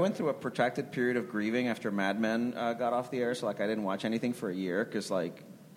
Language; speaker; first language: English; non-native, fluent; Spanish